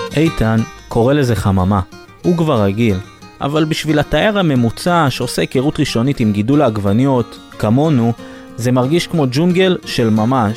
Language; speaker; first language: Hebrew; native; Hebrew